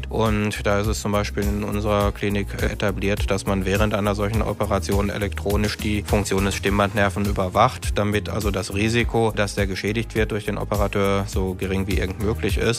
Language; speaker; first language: German; native; German